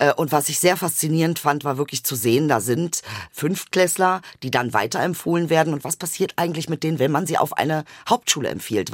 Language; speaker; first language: German; early bilingual, other home language; Turkish